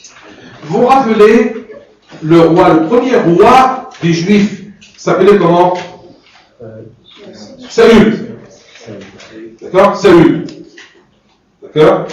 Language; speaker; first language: French; non-native, fluent; Arabic